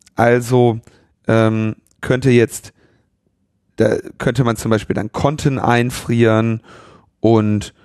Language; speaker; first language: German; native; German